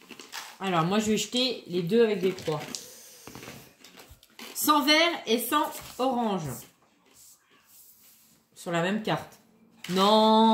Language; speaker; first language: French; native; French